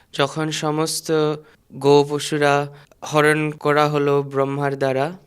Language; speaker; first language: Bangla; native; Bangla